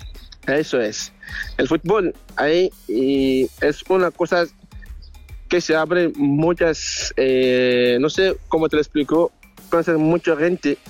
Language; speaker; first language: Spanish; non-native, learner; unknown